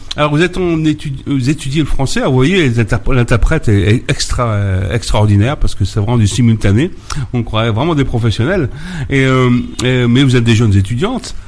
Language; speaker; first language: French; native; French